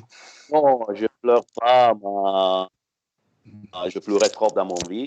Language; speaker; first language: French; non-native, fluent; Italian